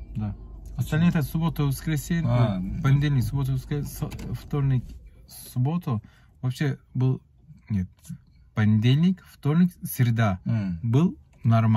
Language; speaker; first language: Russian; non-native, learner; Turkish